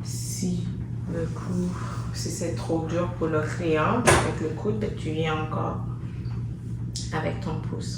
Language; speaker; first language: French; native; French